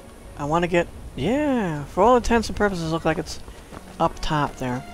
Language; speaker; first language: English; native; English